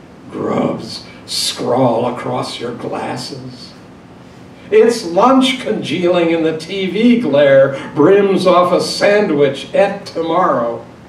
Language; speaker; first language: English; native; English